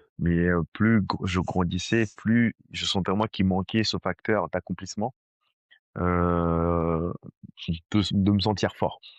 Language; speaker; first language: French; early bilingual, other home language; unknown